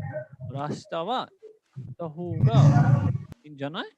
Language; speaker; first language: Japanese; non-native, learner; Hindi